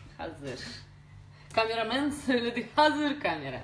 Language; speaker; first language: Turkish; non-native, learner; Russian